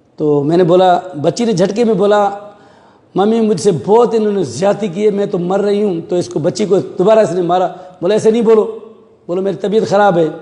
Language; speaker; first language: Urdu; non-native, local second language; Sindhi